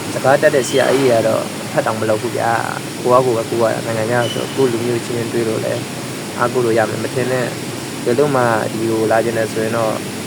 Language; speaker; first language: Burmese; native; Burmese